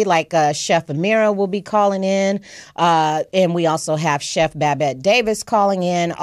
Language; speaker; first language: English; native; English